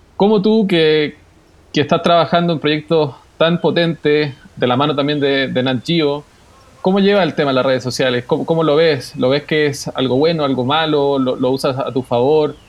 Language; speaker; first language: Spanish; native; Spanish